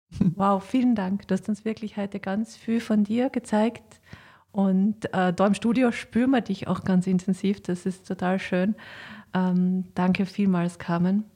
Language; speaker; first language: German; native; German